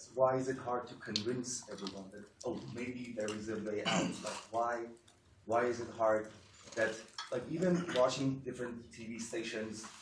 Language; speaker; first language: English; non-native, fluent; Persian